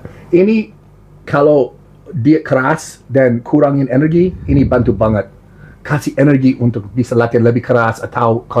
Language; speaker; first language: Indonesian; non-native, learner; English